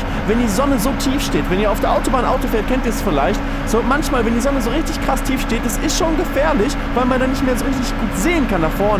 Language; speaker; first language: German; native; German